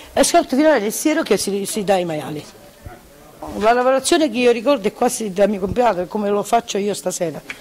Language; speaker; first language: Italian; native; Italian